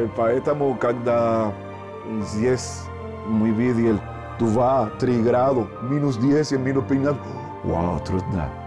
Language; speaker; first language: Russian; non-native, learner; Spanish